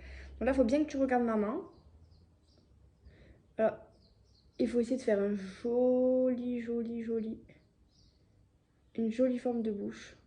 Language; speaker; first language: French; native; French